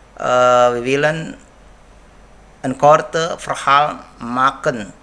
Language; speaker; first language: Dutch; non-native, learner; Indonesian